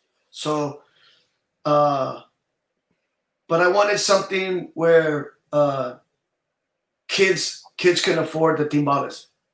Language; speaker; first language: English; early bilingual, other home language; Spanish